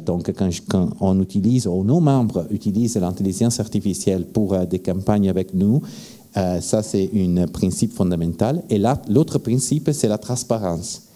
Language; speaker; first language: French; non-native, fluent; Italian